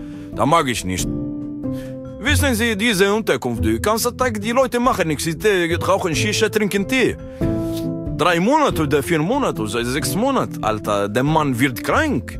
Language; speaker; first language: German; non-native, learner; French